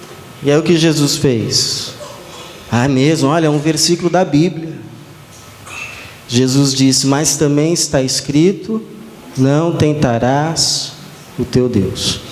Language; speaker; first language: Portuguese; native; Portuguese